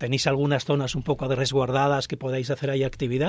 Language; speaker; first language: Spanish; native; Spanish